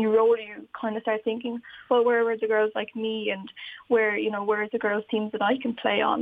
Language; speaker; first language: English; native; English